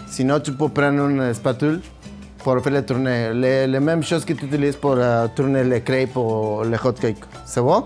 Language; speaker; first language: French; non-native, learner; Spanish